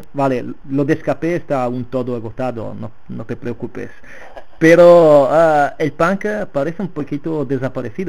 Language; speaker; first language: Spanish; non-native, fluent; Italian